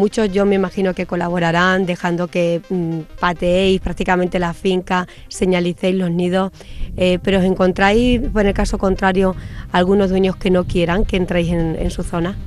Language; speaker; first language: Spanish; native; Spanish